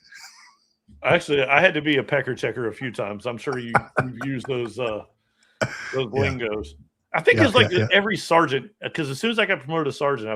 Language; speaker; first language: English; native; English